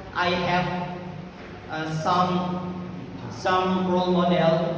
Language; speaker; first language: English; non-native, learner; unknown